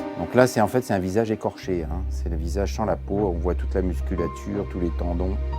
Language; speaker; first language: French; native; French